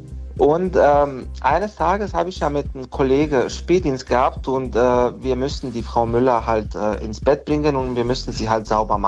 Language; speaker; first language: German; non-native, fluent; Bosnian